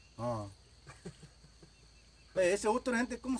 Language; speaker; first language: Spanish; non-native, learner; Korean